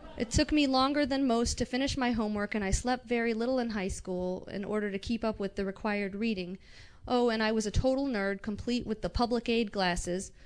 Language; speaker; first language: English; non-native, local second language; Arabic